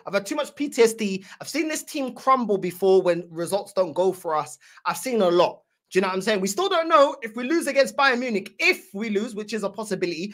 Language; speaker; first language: English; early bilingual, other home language; Portuguese